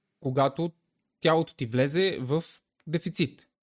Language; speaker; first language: Bulgarian; native; Bulgarian